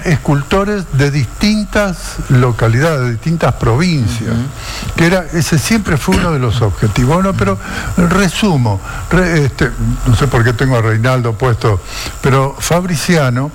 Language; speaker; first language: Spanish; native; Spanish